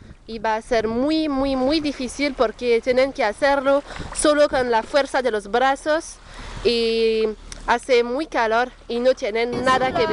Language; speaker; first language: Spanish; non-native, learner; French